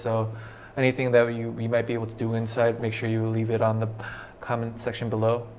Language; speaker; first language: English; early bilingual, other home language; Korean